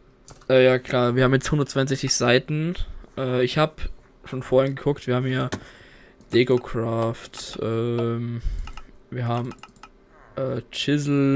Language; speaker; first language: German; native; German